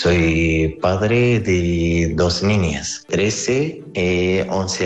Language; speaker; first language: Spanish; non-native, learner; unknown